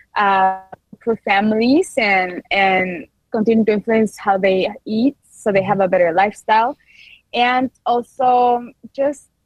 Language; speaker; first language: English; non-native, fluent; Spanish